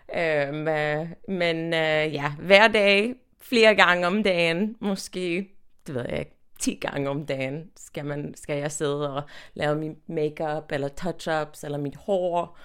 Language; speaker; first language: Danish; non-native, fluent; English